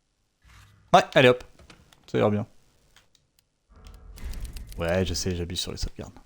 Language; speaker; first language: French; native; French